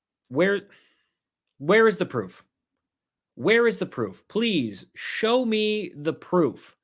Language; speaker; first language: English; native; English